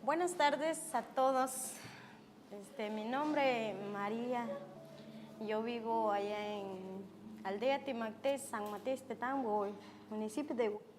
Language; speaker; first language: Spanish; non-native, local second language; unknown